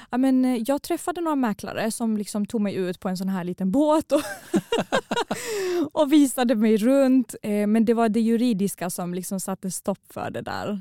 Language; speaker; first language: Swedish; early bilingual, other home language; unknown